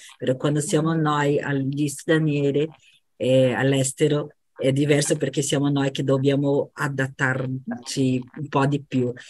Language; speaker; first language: Italian; non-native, fluent; Portuguese